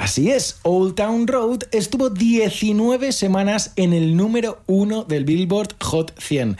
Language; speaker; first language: Spanish; native; Spanish